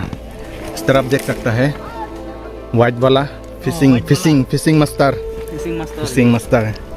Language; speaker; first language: Hindi; non-native, local second language; Karbi